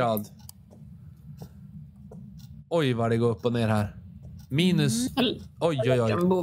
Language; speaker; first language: Swedish; native; Swedish